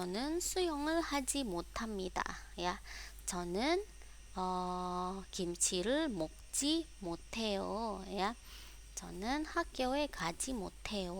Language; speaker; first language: Korean; non-native, fluent; Indonesian